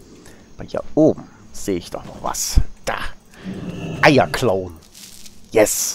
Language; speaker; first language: German; native; German